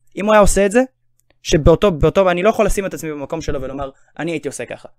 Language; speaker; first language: Hebrew; native; Hebrew